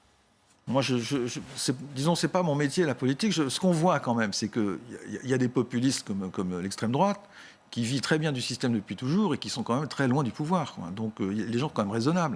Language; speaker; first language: French; native; French